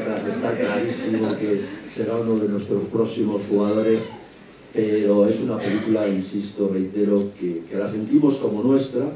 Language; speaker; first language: Spanish; native; Spanish